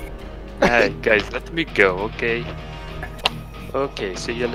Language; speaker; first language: English; non-native, learner; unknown